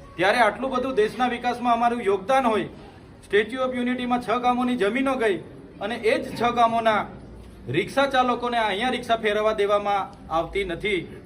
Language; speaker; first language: Gujarati; non-native, local second language; Vasavi